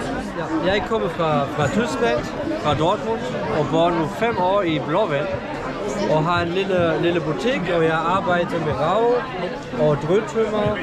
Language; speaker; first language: Danish; non-native, fluent; German